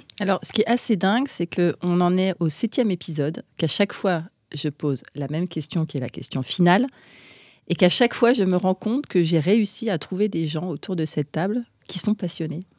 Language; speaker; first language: French; native; French